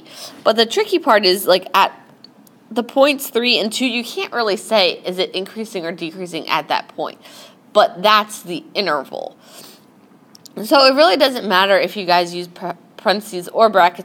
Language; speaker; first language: English; native; English